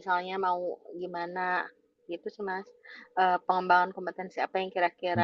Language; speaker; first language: Indonesian; native; Indonesian